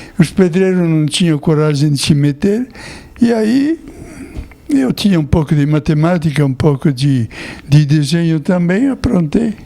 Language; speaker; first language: Portuguese; non-native, fluent; Italian